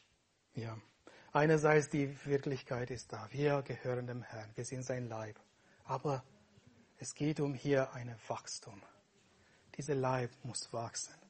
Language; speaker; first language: German; non-native, fluent; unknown